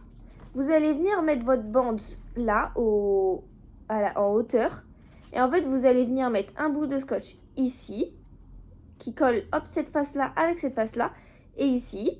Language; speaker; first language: French; native; French